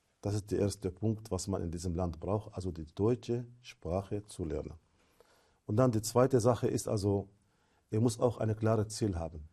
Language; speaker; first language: German; non-native, fluent; Arabic